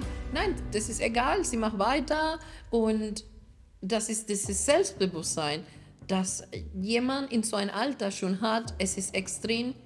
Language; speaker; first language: German; non-native, fluent; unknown